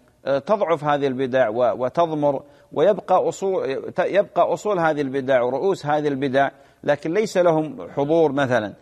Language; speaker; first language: Arabic; native; Arabic